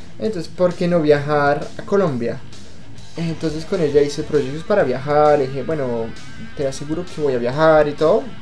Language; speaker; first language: Spanish; non-native, fluent; French